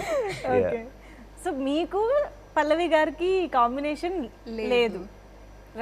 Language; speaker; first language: Telugu; native; Telugu